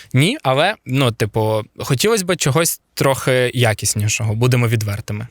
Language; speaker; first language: Ukrainian; non-native, local second language; Russian